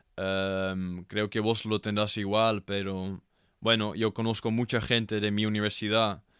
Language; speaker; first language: Spanish; non-native, fluent; Dutch